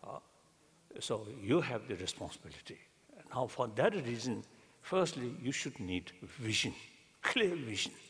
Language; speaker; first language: English; non-native, learner; Tibetan